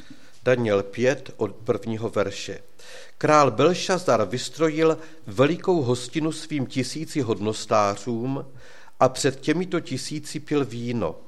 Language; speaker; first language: Czech; native; Czech